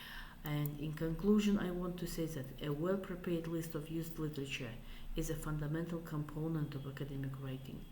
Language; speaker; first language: English; non-native, fluent; Kazakh